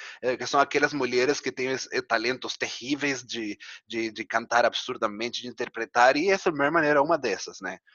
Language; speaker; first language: Portuguese; non-native, fluent; Spanish